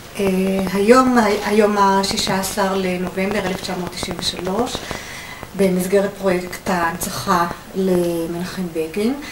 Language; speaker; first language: Hebrew; native; Hebrew